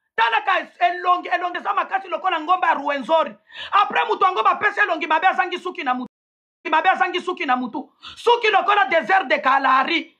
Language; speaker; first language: Lingala; non-native, local second language; Swahili